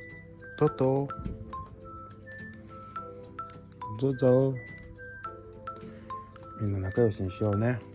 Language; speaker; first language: Japanese; native; Japanese